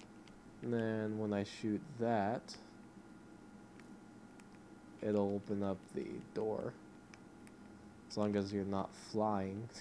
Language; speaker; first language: English; native; English